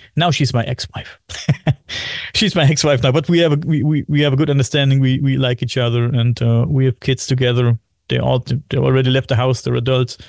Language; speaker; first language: English; non-native, fluent; German